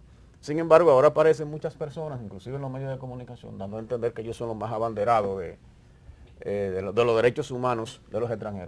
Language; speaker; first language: Spanish; native; Spanish